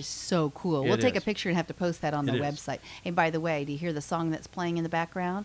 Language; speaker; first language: English; native; English